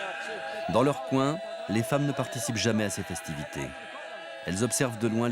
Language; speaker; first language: French; native; French